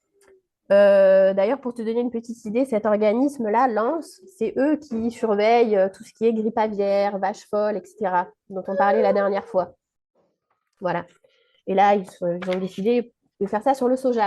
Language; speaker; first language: French; native; French